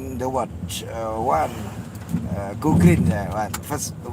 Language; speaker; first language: English; non-native, learner; Indonesian